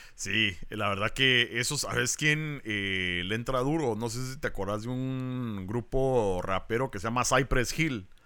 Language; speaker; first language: Spanish; native; Spanish